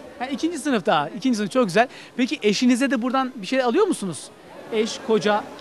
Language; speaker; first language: Turkish; native; Turkish